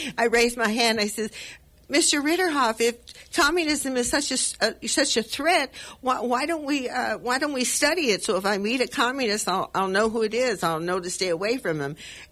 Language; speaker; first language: English; native; English